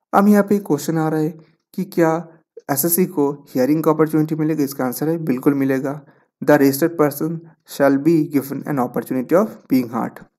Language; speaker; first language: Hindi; non-native, local second language; Bangla